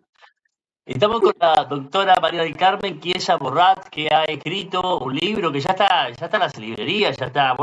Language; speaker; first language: Spanish; native; Spanish